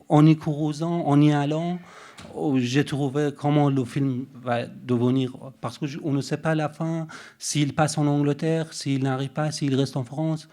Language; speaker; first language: French; non-native, fluent; Persian